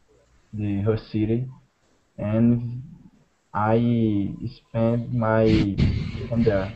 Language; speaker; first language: English; non-native, learner; Portuguese